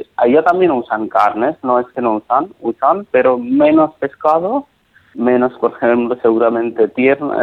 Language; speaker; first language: Spanish; non-native, learner; Nepali